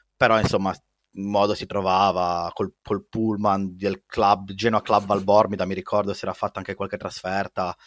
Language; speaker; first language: Italian; native; Italian